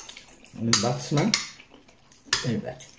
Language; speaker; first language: English; non-native, learner; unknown